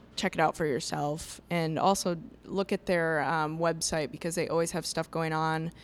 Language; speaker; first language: English; native; English